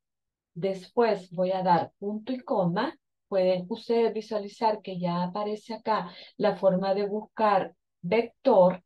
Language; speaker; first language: Spanish; native; Spanish